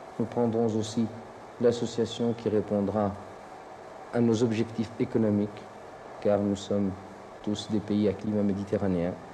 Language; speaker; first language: French; non-native, local second language; Arabic